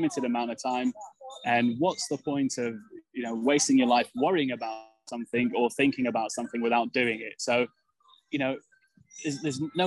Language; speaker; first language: English; native; English